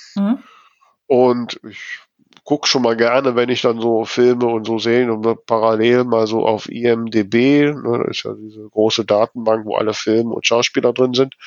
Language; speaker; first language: German; native; German